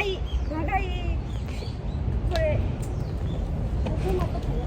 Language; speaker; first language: Japanese; non-native, learner; Vietnamese